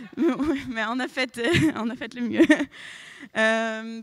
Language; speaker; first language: French; non-native, fluent; German